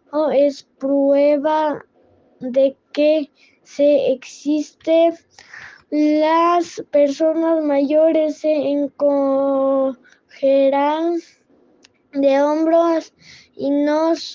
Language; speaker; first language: Spanish; non-native, learner; French